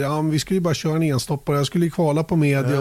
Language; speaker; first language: Swedish; native; Swedish